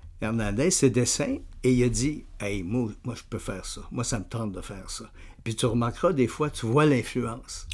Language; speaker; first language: French; native; French